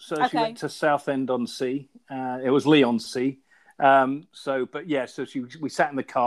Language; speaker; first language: English; native; English